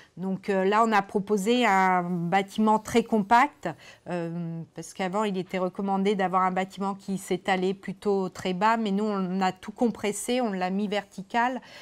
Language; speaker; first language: French; native; French